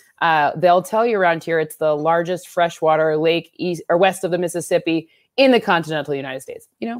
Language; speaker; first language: English; native; English